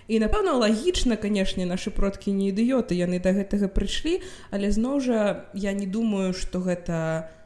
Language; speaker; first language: Belarusian; non-native, local second language; Russian